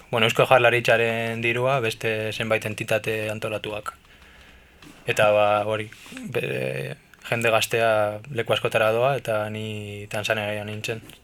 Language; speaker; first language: Basque; native; Basque